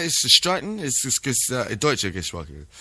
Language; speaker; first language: German; non-native, learner; English